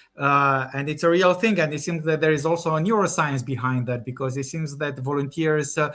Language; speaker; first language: English; non-native, fluent; Romanian